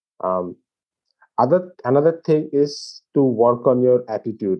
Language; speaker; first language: English; non-native, local second language; Bangla